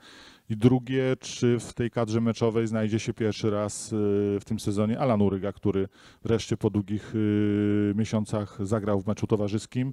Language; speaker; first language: Polish; native; Polish